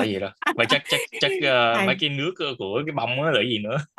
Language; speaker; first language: Vietnamese; early bilingual, heritage; Vietnamese